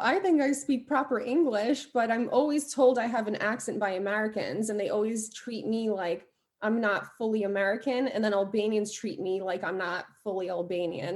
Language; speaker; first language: English; early bilingual, other home language; Albanian